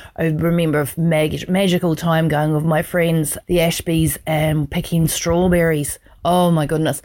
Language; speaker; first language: English; native; English